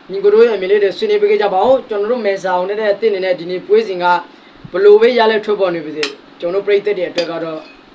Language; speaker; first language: Burmese; native; Burmese